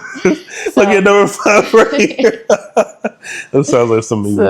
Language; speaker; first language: English; native; English